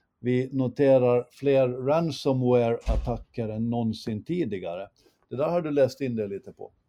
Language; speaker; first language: Swedish; native; Swedish